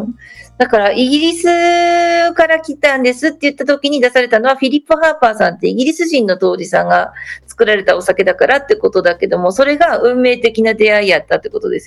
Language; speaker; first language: Japanese; native; Japanese